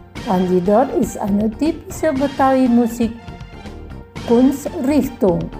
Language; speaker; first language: German; non-native, fluent; Indonesian